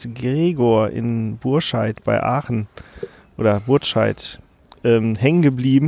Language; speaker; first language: German; native; German